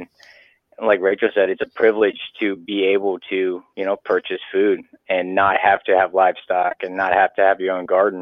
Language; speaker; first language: English; native; English